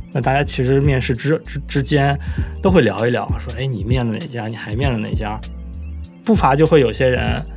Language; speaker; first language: Chinese; native; Chinese